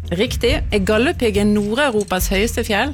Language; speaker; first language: Norwegian; native; Norwegian